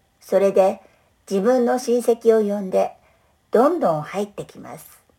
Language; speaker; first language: Japanese; non-native, fluent; English